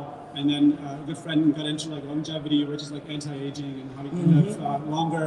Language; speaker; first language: English; non-native, fluent; German